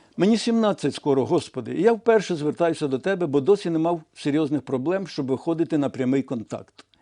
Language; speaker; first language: Ukrainian; non-native, local second language; Russian